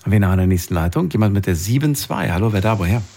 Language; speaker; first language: German; native; German